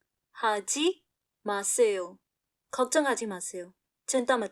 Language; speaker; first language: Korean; non-native, fluent; Hindi